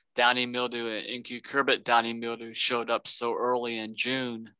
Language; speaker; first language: English; native; English